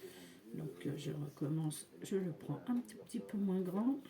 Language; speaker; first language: French; native; French